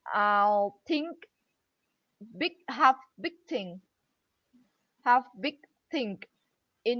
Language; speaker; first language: English; non-native, learner; Vietnamese